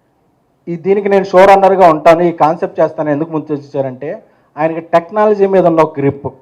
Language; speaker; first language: Telugu; native; Telugu